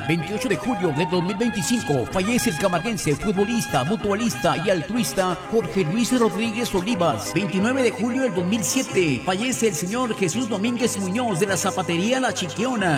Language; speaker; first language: Spanish; native; Spanish